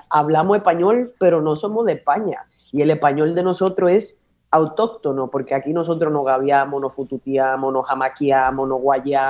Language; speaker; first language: Spanish; native; Spanish